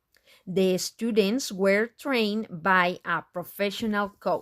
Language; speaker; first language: English; non-native, fluent; Spanish